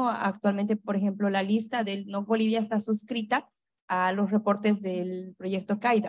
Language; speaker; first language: Spanish; native; Spanish